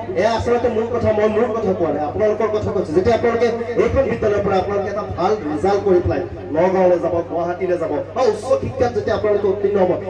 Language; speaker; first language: Assamese; non-native, local second language; Sylheti